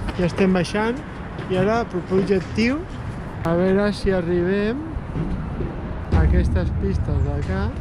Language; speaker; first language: Catalan; non-native, local second language; Spanish